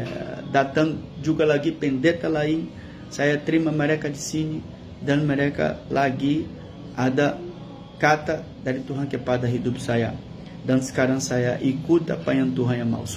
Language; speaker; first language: Indonesian; non-native, fluent; Portuguese